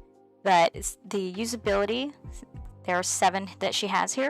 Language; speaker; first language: English; native; English